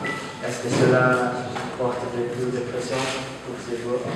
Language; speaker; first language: French; non-native, learner; Portuguese